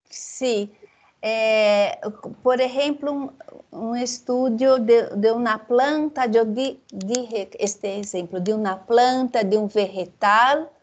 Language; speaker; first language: Spanish; non-native, fluent; Portuguese